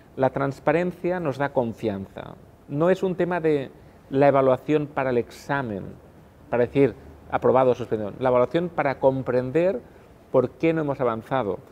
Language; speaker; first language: Spanish; non-native, local second language; Catalan